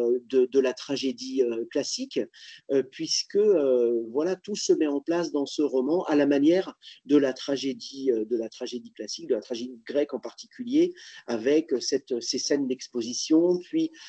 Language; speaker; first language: French; native; French